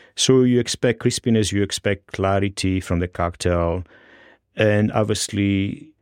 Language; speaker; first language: English; non-native, fluent; Greek